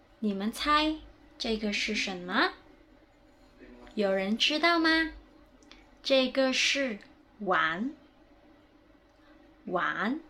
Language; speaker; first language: Chinese; non-native, fluent; Indonesian